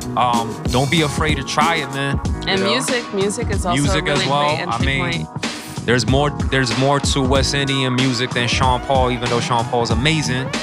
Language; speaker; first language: English; native; English